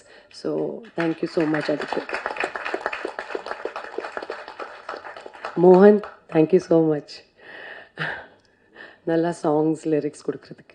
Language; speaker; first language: Tamil; non-native, fluent; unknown